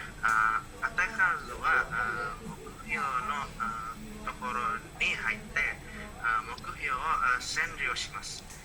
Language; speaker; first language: Japanese; non-native, learner; Indonesian